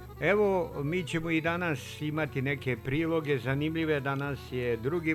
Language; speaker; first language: Serbian; native; Serbian